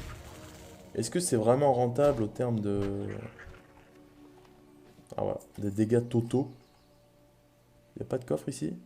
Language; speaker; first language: French; native; French